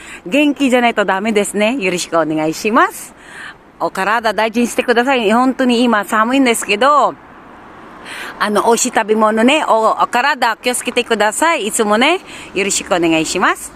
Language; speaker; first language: Japanese; non-native, learner; Filipino